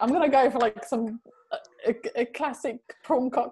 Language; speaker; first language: English; early bilingual, other home language; Italian